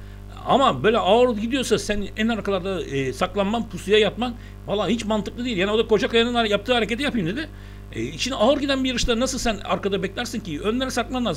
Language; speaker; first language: Turkish; native; Turkish